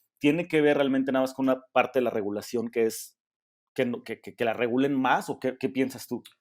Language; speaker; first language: Spanish; native; Spanish